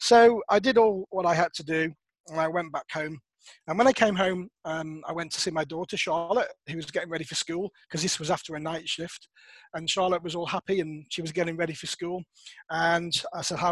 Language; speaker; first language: English; native; English